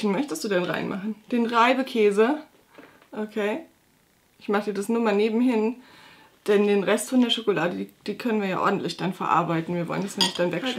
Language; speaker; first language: German; native; German